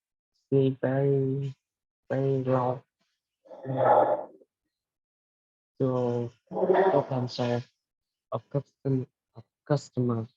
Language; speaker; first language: English; non-native, learner; Vietnamese